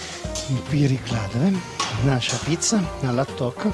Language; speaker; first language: Russian; non-native, learner; Italian